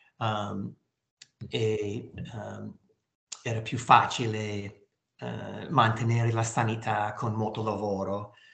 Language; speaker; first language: Italian; non-native, learner; English